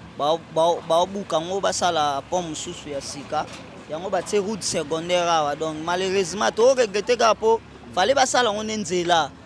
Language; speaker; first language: Lingala; native; Lingala